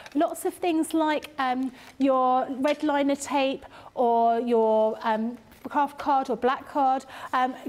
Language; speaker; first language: English; native; English